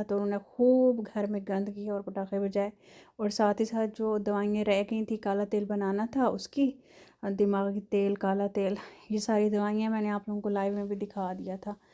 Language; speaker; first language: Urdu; non-native, local second language; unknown